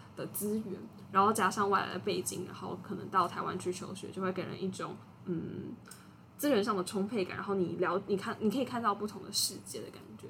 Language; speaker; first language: Chinese; native; Chinese